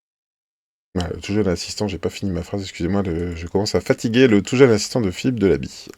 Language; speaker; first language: French; native; French